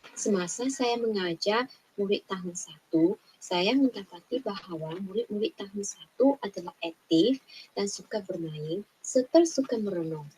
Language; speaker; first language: Malay; non-native, local second language; Chinese